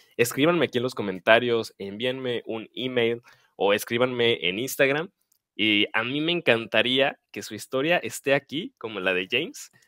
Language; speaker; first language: Spanish; native; Spanish